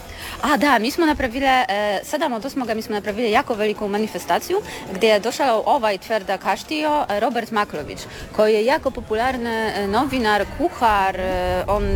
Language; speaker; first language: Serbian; non-native, learner; Polish